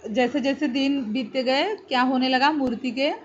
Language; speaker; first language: Hindi; non-native, local second language; Marathi